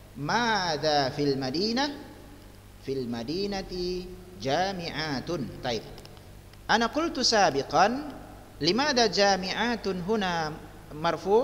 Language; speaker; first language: Arabic; non-native, fluent; Indonesian